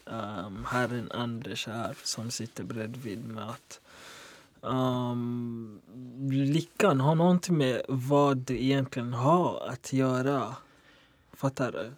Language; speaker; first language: Swedish; non-native, local second language; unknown